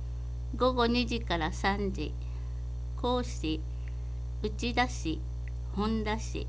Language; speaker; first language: Japanese; native; Japanese